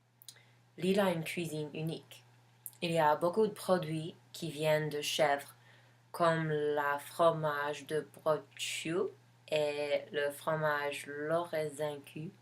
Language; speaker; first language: French; non-native, learner; English